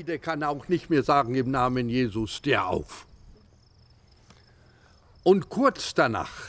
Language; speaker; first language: German; early bilingual, heritage; German